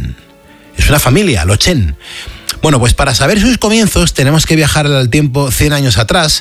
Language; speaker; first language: Spanish; native; Spanish